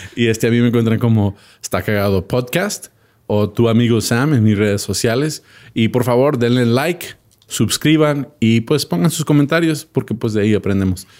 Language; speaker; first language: Spanish; early bilingual, heritage; Spanish